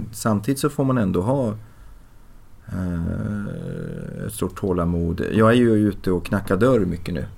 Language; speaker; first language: Swedish; early bilingual, other home language; Persian